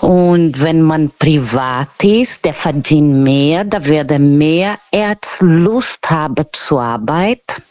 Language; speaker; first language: German; non-native, fluent; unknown